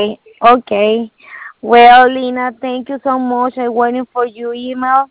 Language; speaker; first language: English; non-native, learner; Spanish